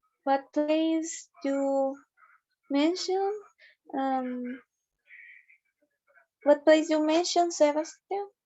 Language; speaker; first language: English; non-native, learner; Spanish